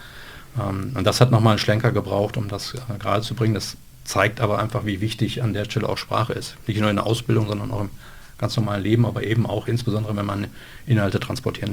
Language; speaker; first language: German; native; German